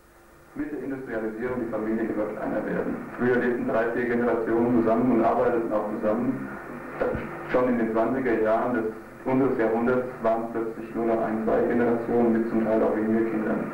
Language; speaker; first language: German; native; German